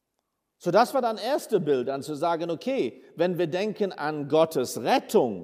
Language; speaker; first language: German; non-native, fluent; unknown